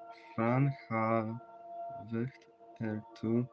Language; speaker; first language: Icelandic; non-native, learner; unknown